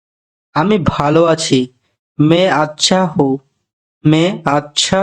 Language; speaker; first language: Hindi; non-native, fluent; Bangla